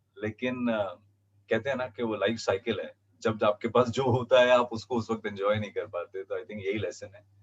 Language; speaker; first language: Hindi; non-native, local second language; Punjabi